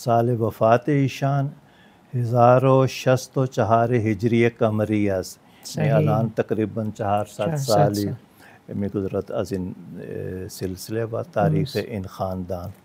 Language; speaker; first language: Persian; non-native, fluent; Punjabi